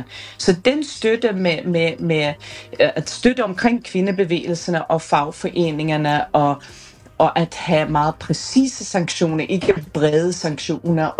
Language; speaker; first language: Danish; early bilingual, other home language; Persian